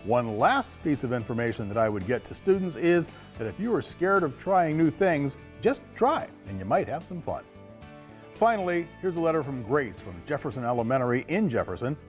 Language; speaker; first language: English; native; English